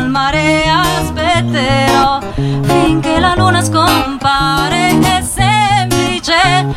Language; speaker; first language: Italian; native; Italian